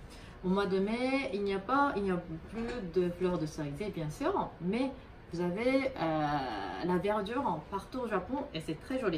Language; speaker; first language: French; non-native, fluent; Japanese